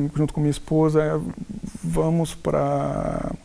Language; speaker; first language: Portuguese; non-native, local second language; Spanish